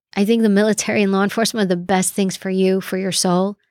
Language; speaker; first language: English; early bilingual, other home language; Greek